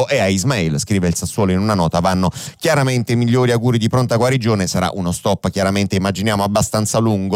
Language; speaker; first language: Italian; native; Italian